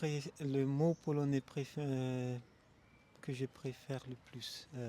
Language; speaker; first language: French; non-native, local second language; Malagasy